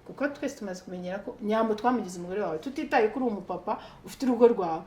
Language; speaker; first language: Kinyarwanda; early bilingual, heritage; Kinyarwanda